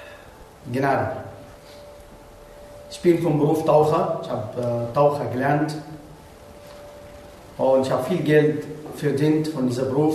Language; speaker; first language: German; non-native, learner; Arabic